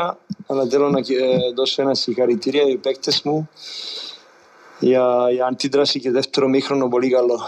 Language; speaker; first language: Greek; non-native, fluent; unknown